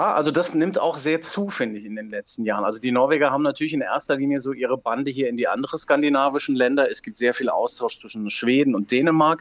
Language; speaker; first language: German; native; German